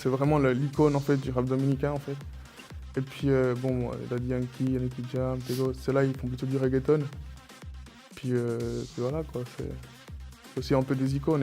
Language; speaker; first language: French; early bilingual, other home language; Spanish